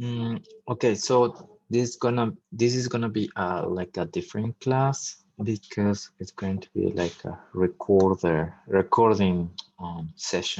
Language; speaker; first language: English; non-native, fluent; Spanish